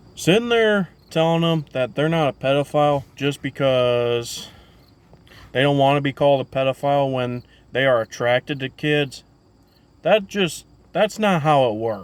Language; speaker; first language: English; native; English